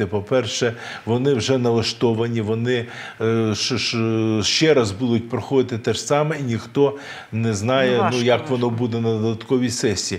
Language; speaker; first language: Ukrainian; native; Ukrainian